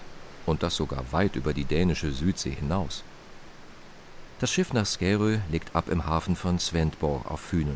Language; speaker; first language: German; native; German